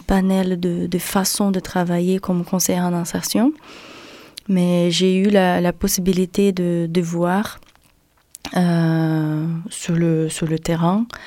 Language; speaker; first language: French; non-native, fluent; Portuguese